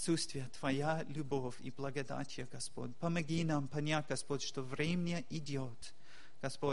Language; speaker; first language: Russian; non-native, fluent; English